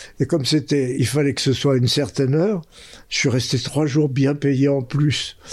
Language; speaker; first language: French; early bilingual, other home language; Spanish